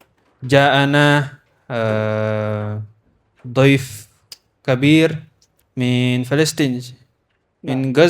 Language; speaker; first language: Arabic; non-native, learner; Indonesian